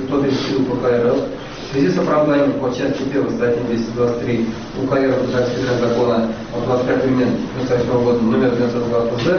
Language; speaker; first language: Russian; native; Russian